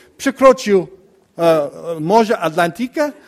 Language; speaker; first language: Polish; non-native, learner; English